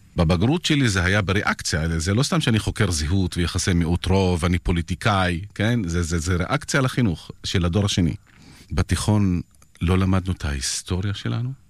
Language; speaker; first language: Hebrew; non-native, local second language; Arabic